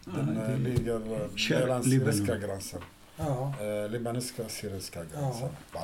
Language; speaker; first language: Swedish; non-native, fluent; Arabic